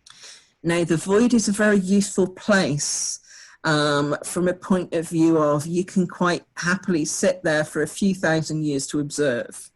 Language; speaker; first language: English; native; English